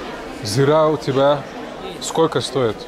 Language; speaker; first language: Russian; non-native, fluent; Hungarian